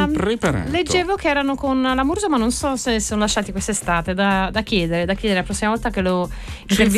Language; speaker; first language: Italian; native; Italian